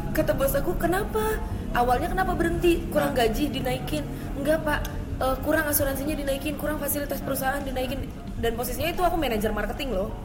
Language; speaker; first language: Indonesian; native; Indonesian